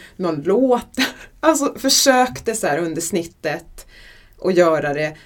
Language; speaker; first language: Swedish; native; Swedish